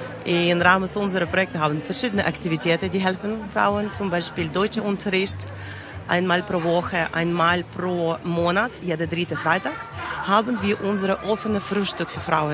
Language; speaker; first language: German; non-native, learner; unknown